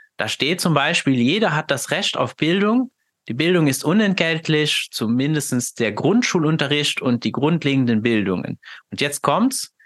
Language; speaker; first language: German; non-native, fluent; Luxembourgish